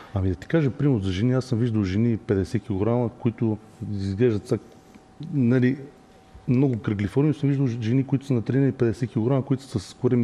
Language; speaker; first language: Bulgarian; native; Bulgarian